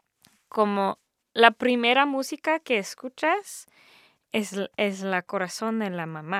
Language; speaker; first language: Spanish; early bilingual, heritage; Spanish